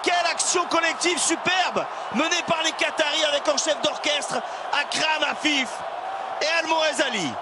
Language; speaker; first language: French; native; French